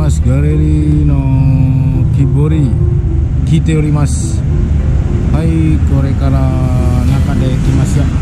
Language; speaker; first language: Japanese; non-native, fluent; Indonesian